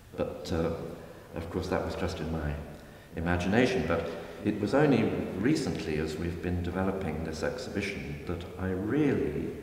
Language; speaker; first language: English; native; English